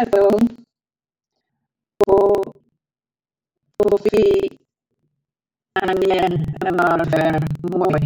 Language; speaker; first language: Welsh; non-native, learner; English